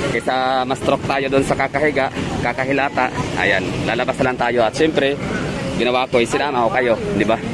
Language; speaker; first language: Filipino; non-native, local second language; Cebuano